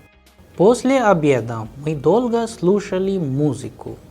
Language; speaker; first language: Russian; non-native, fluent; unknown